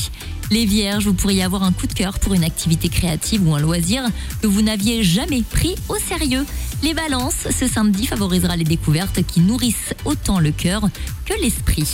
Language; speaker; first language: French; native; French